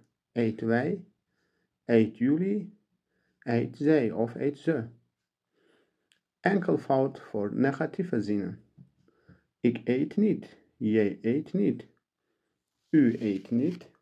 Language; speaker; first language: Dutch; non-native, learner; Turkish